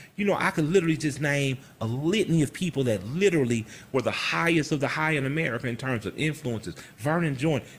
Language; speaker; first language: English; native; English